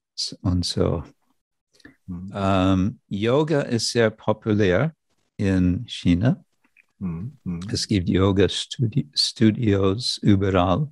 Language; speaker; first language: German; non-native, fluent; English